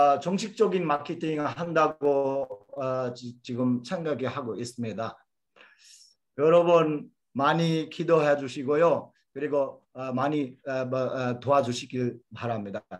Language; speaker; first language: Korean; non-native, fluent; Bangla